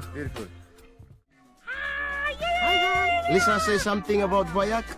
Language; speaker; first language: English; non-native, learner; Indonesian